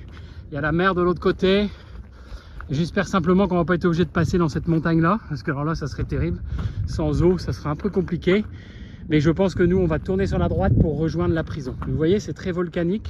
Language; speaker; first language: French; native; French